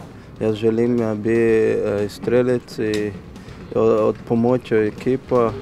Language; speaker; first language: Slovenian; non-native, learner; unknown